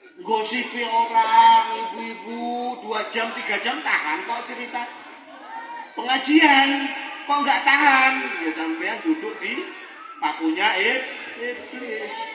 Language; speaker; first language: Indonesian; non-native, local second language; Javanese